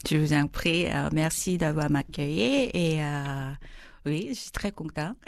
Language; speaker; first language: French; non-native, fluent; Korean